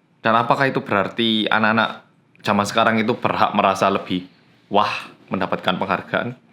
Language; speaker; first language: Indonesian; non-native, fluent; Korean